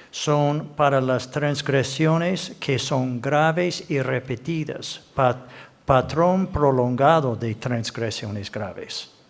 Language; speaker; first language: Spanish; non-native, fluent; English